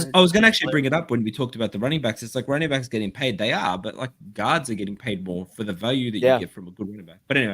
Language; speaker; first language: English; native; English